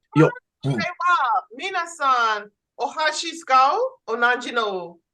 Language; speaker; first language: Japanese; non-native, learner; English